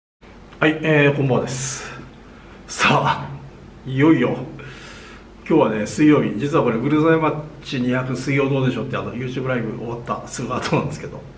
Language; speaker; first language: Japanese; native; Japanese